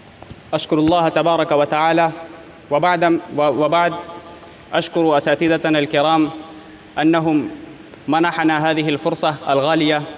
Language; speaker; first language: Arabic; non-native, fluent; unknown